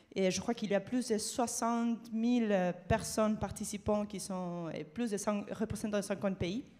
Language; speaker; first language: French; non-native, fluent; Spanish